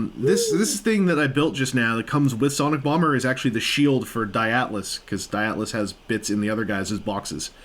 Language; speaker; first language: English; native; English